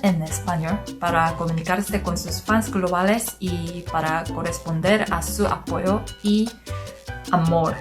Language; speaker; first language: Spanish; non-native, learner; Korean